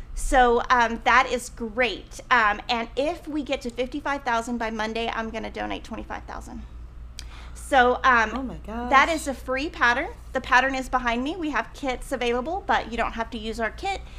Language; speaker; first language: English; native; English